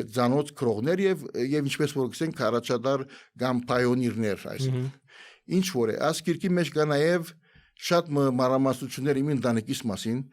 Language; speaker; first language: Armenian; native; Armenian